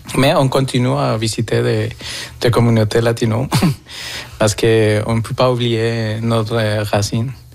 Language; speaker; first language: French; non-native, fluent; Spanish